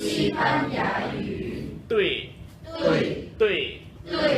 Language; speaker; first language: Chinese; non-native, learner; Thai